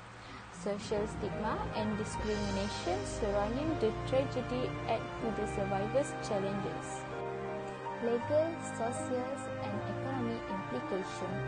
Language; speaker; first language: English; non-native, local second language; Malay